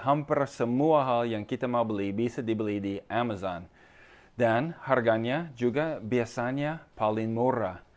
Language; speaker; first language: Indonesian; non-native, fluent; English